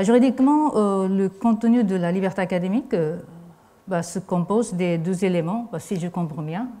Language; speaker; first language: French; non-native, fluent; Japanese